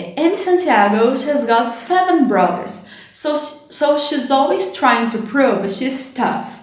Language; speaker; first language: English; non-native, fluent; Portuguese